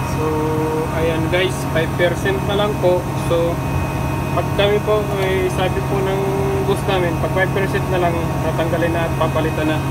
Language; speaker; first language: Filipino; non-native, local second language; Cebuano